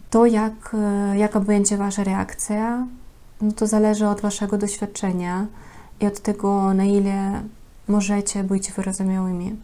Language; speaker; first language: Polish; non-native, fluent; Russian